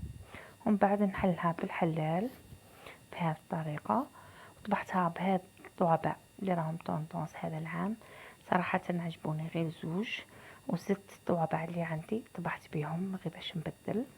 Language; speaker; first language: Arabic; native; Arabic